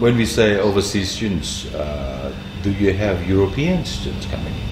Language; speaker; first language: English; non-native, fluent; Thai